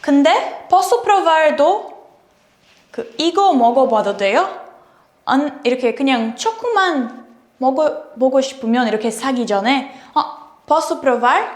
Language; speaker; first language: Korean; non-native, learner; Portuguese